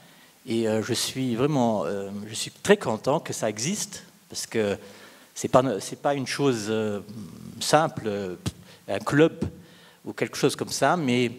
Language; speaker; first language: French; non-native, local second language; Luxembourgish